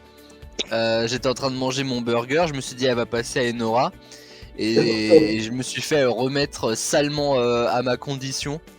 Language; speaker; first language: French; native; French